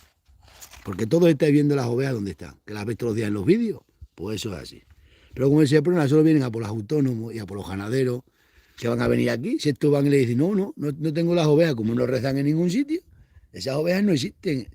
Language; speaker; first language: Spanish; native; Spanish